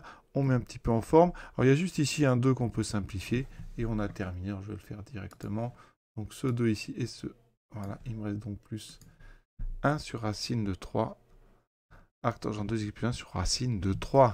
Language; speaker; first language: French; native; French